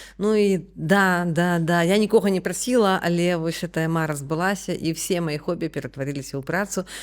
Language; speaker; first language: Belarusian; non-native, local second language; Russian